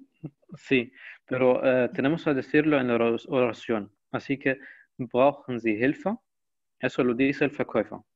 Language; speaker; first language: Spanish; non-native, learner; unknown